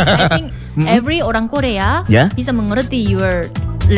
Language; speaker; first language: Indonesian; non-native, learner; Korean